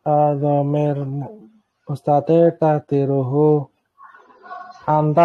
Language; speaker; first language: Arabic; non-native, learner; Indonesian